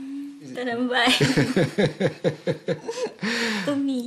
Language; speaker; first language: Czech; non-native, learner; Vietnamese